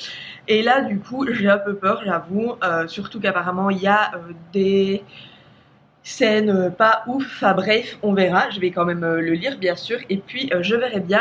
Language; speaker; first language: French; native; French